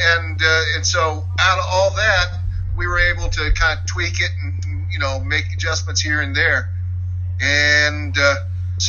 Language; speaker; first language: English; native; English